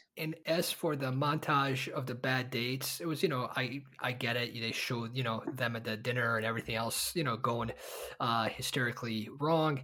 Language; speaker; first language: English; early bilingual, other home language; Bosnian